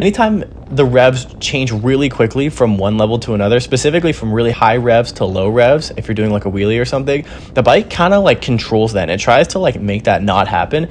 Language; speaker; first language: English; native; English